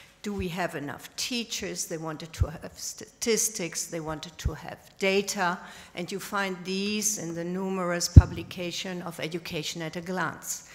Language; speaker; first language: English; non-native, fluent; German